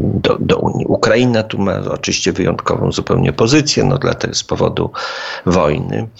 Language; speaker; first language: Polish; native; Polish